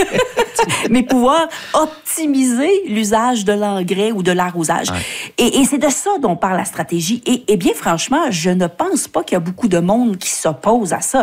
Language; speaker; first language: French; native; French